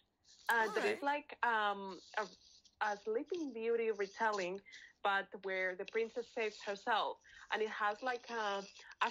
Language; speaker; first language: English; non-native, fluent; Catalan